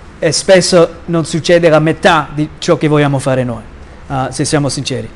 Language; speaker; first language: Italian; non-native, fluent; English